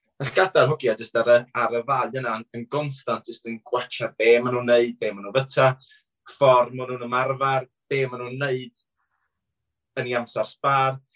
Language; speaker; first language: Welsh; native; Welsh